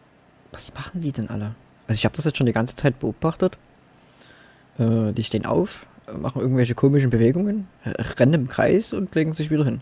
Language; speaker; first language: German; native; German